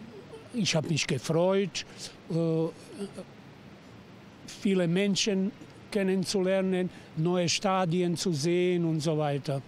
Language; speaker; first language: German; non-native, fluent; Serbian